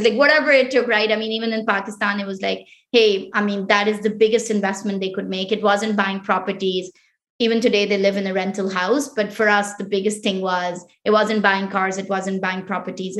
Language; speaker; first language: English; non-native, local second language; Pashto